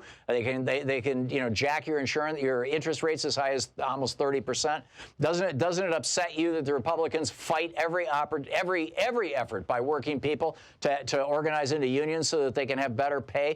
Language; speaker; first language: English; native; English